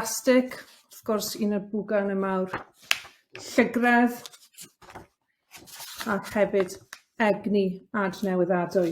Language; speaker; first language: Welsh; native; Welsh